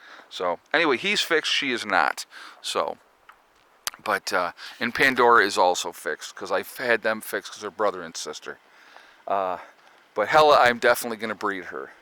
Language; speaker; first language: English; native; English